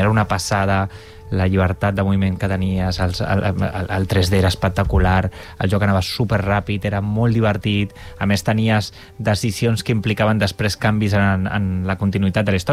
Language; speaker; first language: Catalan; native; Catalan